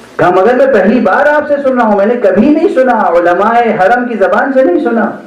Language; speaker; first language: Urdu; native; Urdu